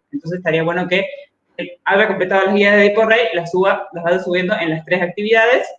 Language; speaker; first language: Spanish; native; Spanish